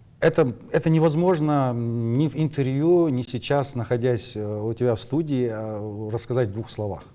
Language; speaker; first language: Russian; non-native, local second language; Ingush